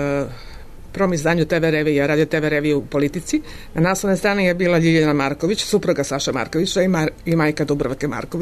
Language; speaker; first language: Serbian; native; Serbian